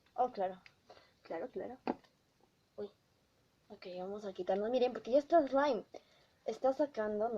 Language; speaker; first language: Spanish; native; Spanish